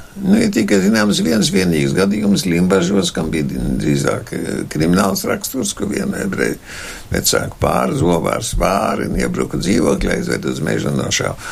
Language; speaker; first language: Latvian; non-native, local second language; German